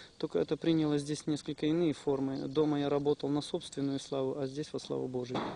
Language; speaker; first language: Russian; non-native, local second language; Ukrainian